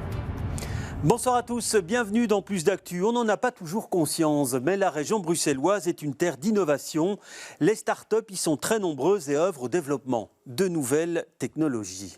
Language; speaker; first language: French; native; French